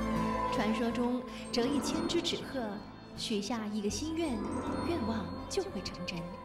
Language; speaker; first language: Chinese; native; Chinese